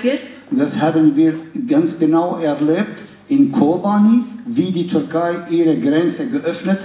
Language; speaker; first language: German; non-native, fluent; Kurdish